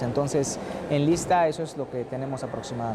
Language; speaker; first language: Spanish; native; Spanish